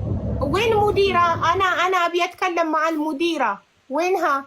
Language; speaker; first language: Arabic; non-native, learner; Amharic